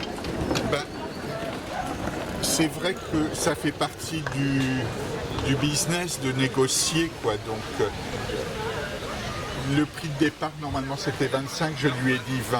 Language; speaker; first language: French; native; French